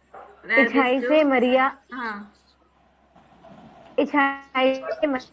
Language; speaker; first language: German; non-native, learner; Tamil